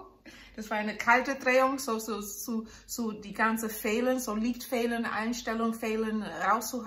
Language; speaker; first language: German; non-native, fluent; English